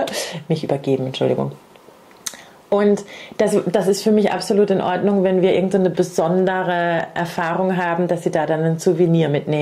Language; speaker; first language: German; native; German